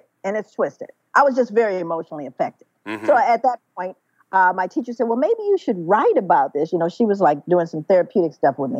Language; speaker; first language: English; native; English